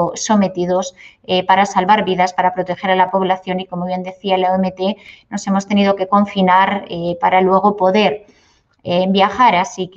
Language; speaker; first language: Spanish; native; Spanish